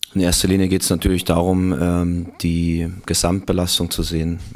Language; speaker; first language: German; native; German